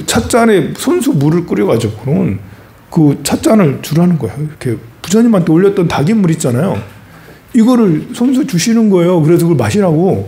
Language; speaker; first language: Korean; native; Korean